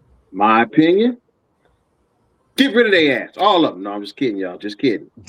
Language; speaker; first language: English; native; English